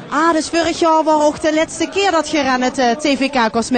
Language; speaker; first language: Dutch; native; Dutch